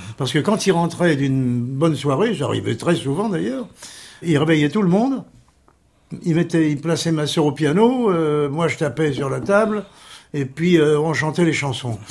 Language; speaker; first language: French; early bilingual, other home language; Armenian